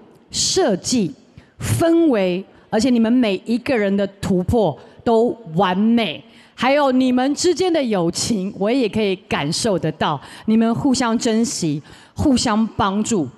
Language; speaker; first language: Chinese; native; Chinese